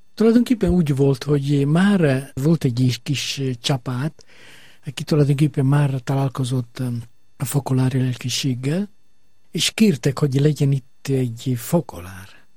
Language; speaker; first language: Hungarian; non-native, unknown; Italian